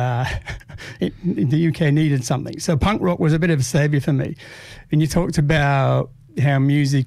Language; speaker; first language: English; native; English